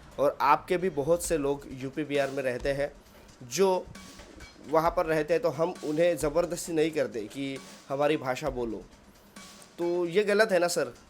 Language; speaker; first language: Hindi; non-native, local second language; Marathi